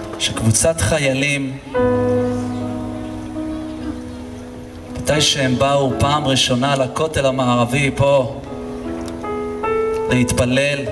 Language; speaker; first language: Hebrew; non-native, fluent; English